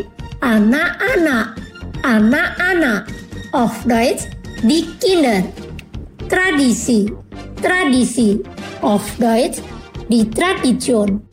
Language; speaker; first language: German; non-native, fluent; Indonesian